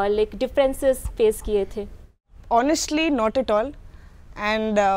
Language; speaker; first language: Hindi; native; Hindi